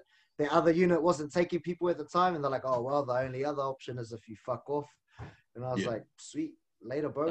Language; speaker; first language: English; non-native, local second language; Māori